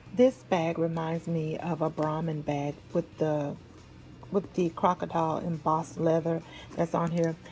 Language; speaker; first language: English; native; English